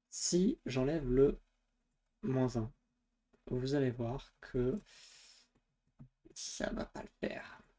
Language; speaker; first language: French; native; French